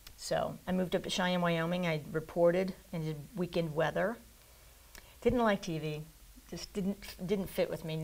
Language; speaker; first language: English; native; English